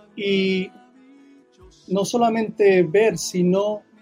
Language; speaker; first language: Spanish; early bilingual, heritage; Spanish